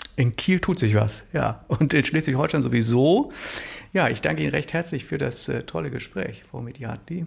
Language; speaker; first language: German; native; German